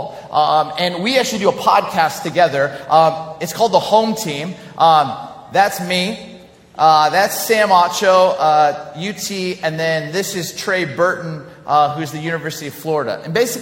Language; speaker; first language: English; native; English